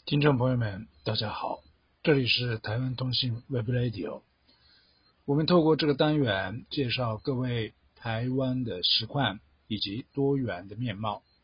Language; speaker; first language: Chinese; non-native, fluent; Japanese